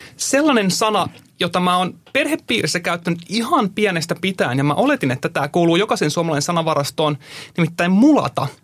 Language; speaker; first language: Finnish; native; Finnish